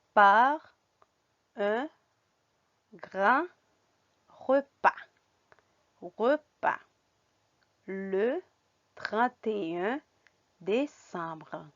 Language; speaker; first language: French; non-native, fluent; Spanish